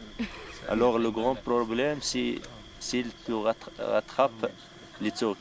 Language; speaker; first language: French; non-native, local second language; Arabic